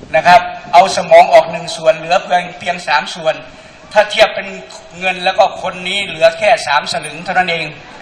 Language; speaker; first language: Thai; native; Thai